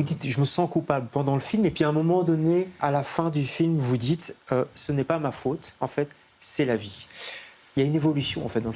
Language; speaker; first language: French; native; French